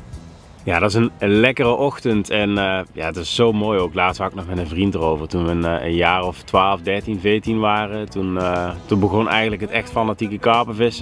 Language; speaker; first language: Dutch; native; Dutch